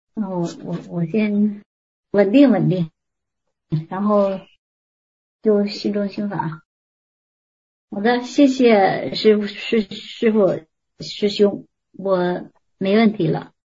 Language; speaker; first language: Chinese; native; Chinese